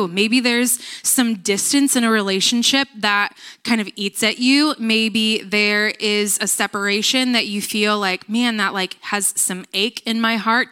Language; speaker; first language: English; native; English